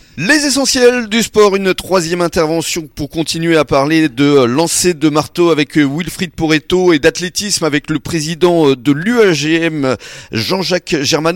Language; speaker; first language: French; native; French